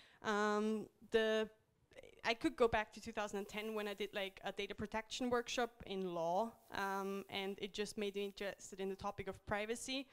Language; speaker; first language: English; non-native, fluent; German